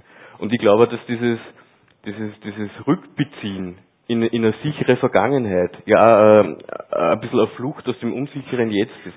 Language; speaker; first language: German; native; German